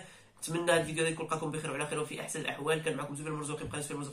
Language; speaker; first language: Arabic; native; Arabic